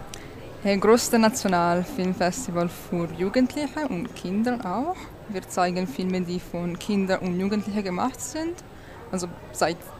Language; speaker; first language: German; non-native, local second language; Italian